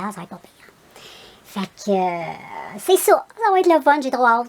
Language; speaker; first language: French; native; French